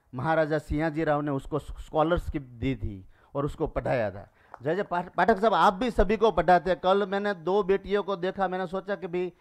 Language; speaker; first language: Hindi; non-native, local second language; Gujarati